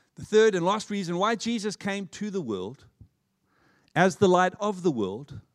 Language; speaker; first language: English; native; English